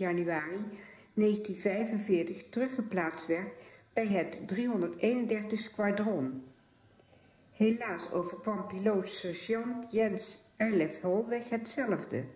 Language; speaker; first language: Dutch; native; Dutch